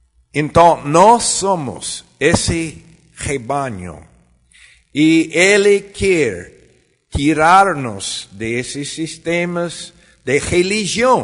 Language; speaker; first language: Portuguese; non-native, fluent; Spanish